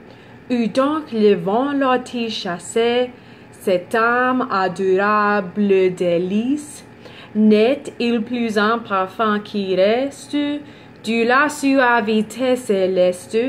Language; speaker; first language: French; non-native, learner; English